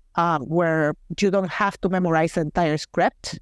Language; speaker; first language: English; non-native, fluent; Spanish